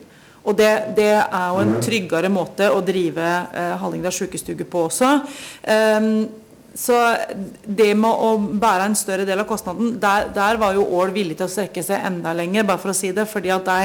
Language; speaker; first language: Norwegian; native; Norwegian